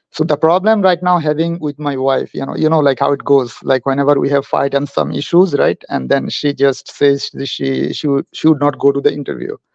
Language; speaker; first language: English; non-native, local second language; Bangla